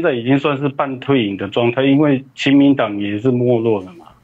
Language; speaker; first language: Chinese; native; Chinese